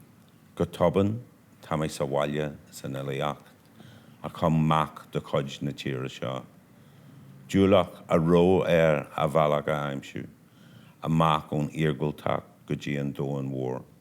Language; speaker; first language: Irish; non-native, local second language; English